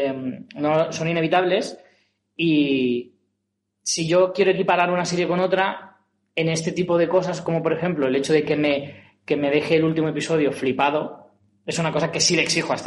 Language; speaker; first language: Spanish; native; Spanish